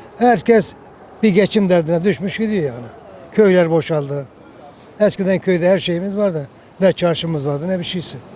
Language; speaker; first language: Turkish; native; Turkish